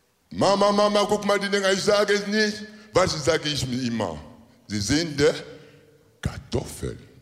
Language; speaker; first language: German; non-native, learner; Lingala